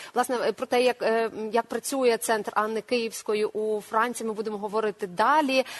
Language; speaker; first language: Ukrainian; native; Ukrainian